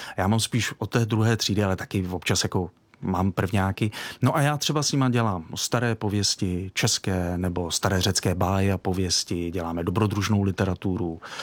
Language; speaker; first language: Czech; native; Czech